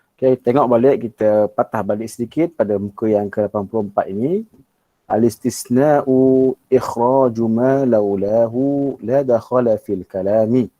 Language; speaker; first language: Malay; native; Malay